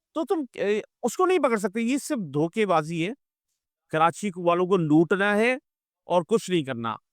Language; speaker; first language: Urdu; native; Urdu